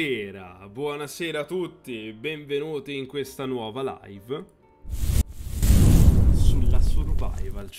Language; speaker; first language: Italian; native; Italian